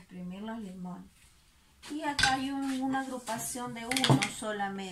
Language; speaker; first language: Spanish; native; Spanish